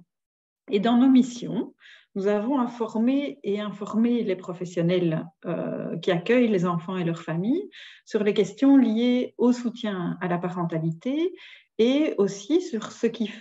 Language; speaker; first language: French; native; French